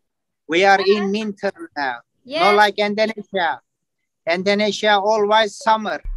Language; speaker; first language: English; non-native, learner; Turkish